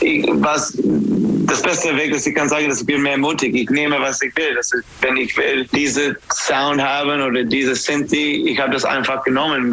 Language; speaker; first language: German; non-native, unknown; English